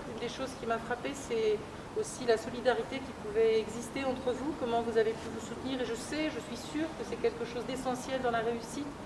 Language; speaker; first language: French; native; French